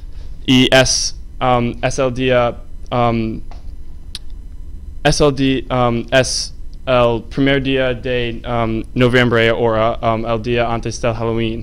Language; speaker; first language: Spanish; non-native, learner; English